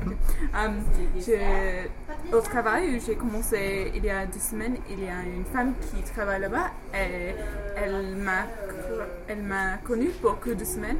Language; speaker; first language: French; non-native, fluent; English